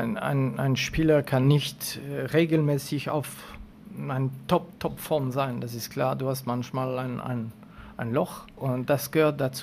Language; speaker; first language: German; non-native, local second language; French